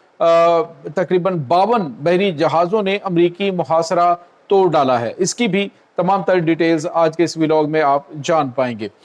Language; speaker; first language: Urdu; native; Urdu